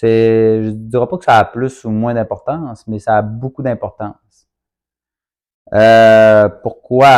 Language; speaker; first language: French; native; French